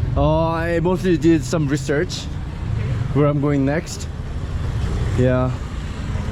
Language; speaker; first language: English; non-native, fluent; Korean